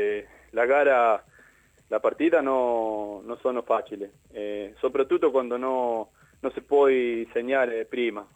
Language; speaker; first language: Italian; non-native, learner; Spanish